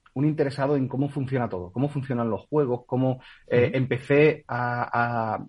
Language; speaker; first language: Spanish; native; Spanish